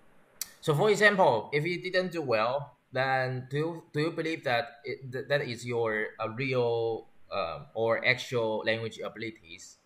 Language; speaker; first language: English; non-native, learner; Chinese